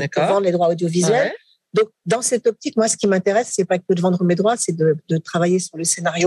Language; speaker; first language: French; native; French